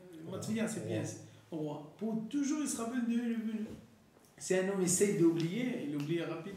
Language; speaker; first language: French; native; French